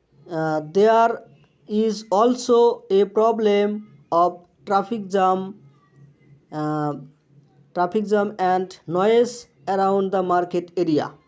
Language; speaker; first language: English; non-native, local second language; Bangla